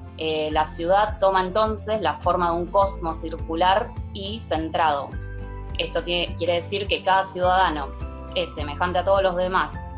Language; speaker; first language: Spanish; native; Spanish